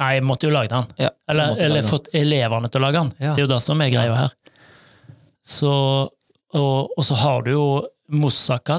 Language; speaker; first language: Norwegian; native; Norwegian